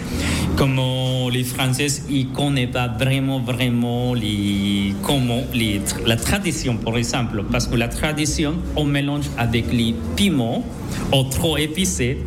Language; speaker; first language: French; non-native, fluent; Spanish